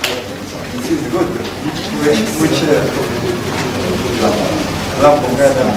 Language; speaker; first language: English; non-native, fluent; Arabic